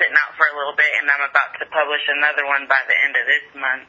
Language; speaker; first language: English; native; English